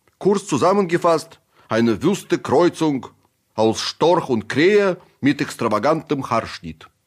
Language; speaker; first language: German; non-native, fluent; Russian